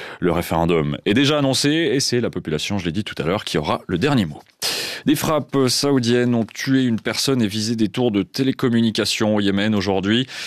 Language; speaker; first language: French; native; French